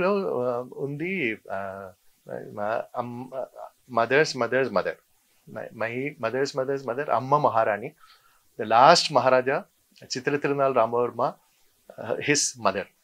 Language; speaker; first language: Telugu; non-native, learner; Malayalam